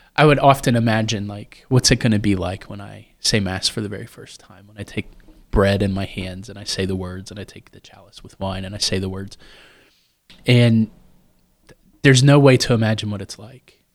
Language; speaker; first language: English; native; English